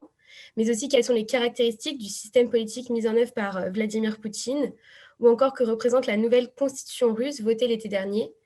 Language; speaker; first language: French; native; French